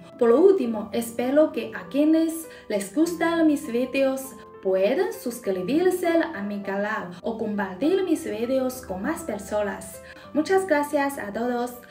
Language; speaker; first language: Spanish; non-native, fluent; Chinese